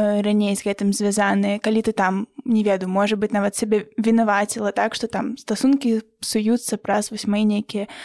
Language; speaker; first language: Belarusian; native; Belarusian